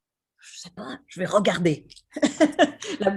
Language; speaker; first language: French; non-native, fluent; Swedish